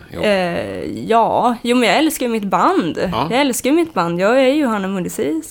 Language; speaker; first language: Swedish; native; Swedish